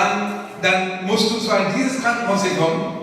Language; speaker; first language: German; native; German